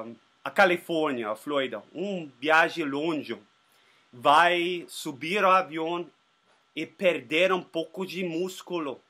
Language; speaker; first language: Portuguese; non-native, learner; Spanish